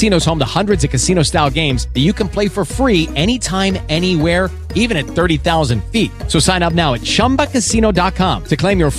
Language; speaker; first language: English; non-native, fluent; Russian